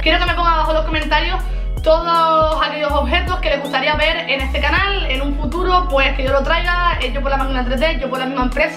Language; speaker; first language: Spanish; native; Spanish